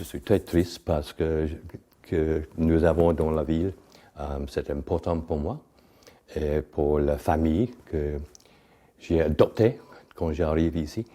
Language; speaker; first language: French; non-native, fluent; English